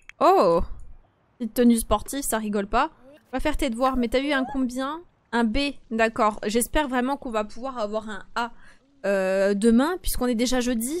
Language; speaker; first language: French; native; French